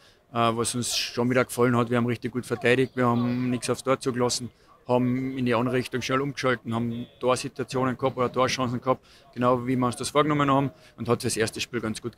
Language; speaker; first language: German; native; German